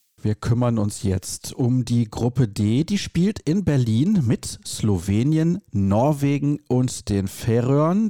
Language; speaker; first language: German; native; German